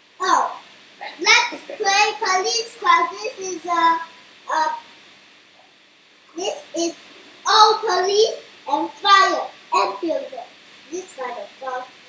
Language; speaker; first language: English; non-native, learner; Chinese